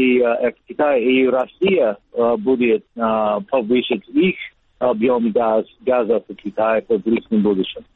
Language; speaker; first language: Russian; non-native, learner; English